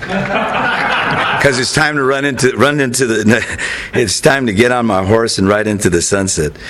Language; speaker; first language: English; native; English